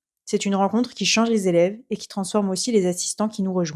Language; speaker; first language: French; native; French